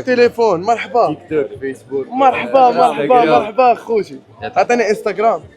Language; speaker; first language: Arabic; native; Arabic